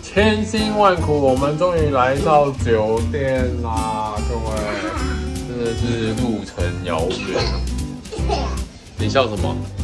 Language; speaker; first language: Chinese; native; Chinese